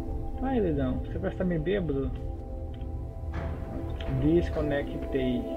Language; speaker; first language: Portuguese; native; Portuguese